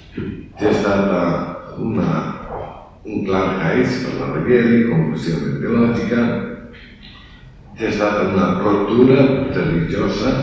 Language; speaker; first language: Italian; non-native, fluent; Spanish